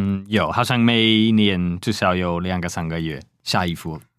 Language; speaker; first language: Chinese; non-native, fluent; English